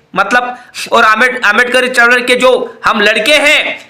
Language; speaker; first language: Hindi; non-native, local second language; Marathi